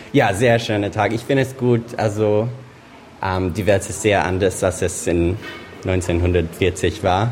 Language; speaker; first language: German; non-native, learner; English